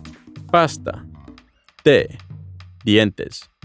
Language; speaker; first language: Spanish; non-native, learner; English